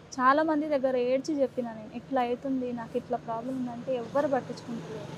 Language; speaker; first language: Telugu; native; Telugu